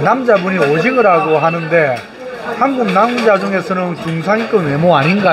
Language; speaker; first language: Korean; native; Korean